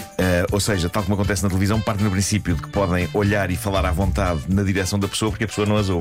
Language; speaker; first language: Portuguese; native; Portuguese